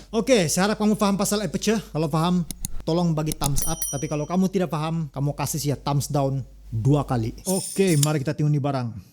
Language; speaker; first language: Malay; native; Malay